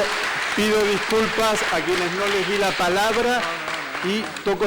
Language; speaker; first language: Spanish; native; Spanish